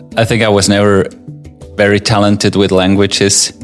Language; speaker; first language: English; non-native, fluent; German